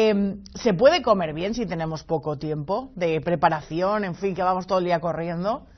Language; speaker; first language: Spanish; native; Spanish